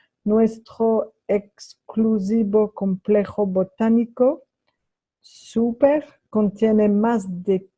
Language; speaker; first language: Spanish; non-native, fluent; French